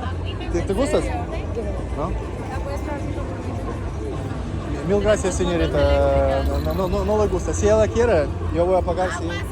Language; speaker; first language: Spanish; non-native, learner; Russian